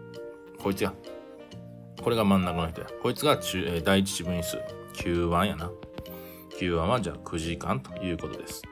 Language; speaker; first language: Japanese; native; Japanese